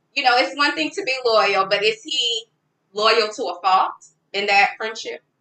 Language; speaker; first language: English; native; English